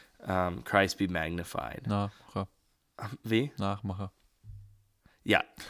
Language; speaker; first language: German; non-native, learner; English